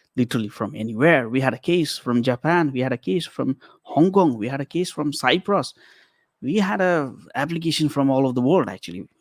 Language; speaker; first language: English; non-native, local second language; Nepali